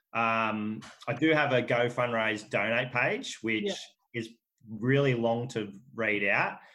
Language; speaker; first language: English; native; English